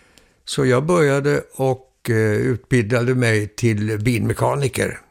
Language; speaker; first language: Swedish; early bilingual, heritage; Swedish